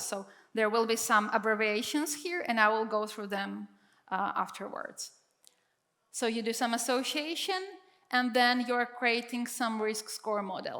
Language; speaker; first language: English; non-native, fluent; Czech